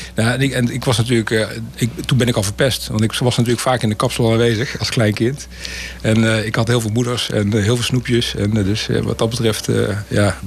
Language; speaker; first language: Dutch; native; Dutch